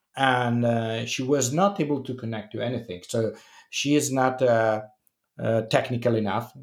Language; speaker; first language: English; non-native, fluent; Italian